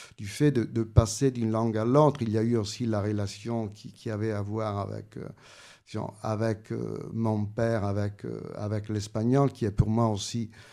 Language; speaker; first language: French; non-native, fluent; Italian